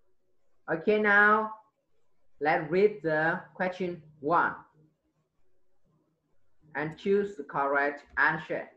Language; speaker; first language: English; non-native, fluent; Vietnamese